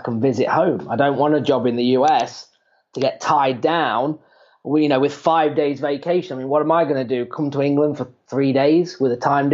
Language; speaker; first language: English; native; English